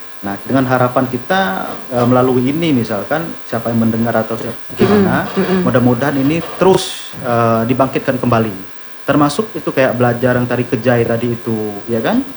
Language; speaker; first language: Indonesian; non-native, local second language; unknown